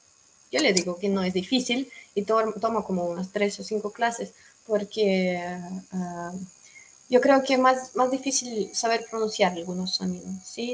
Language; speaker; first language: Spanish; non-native, fluent; Russian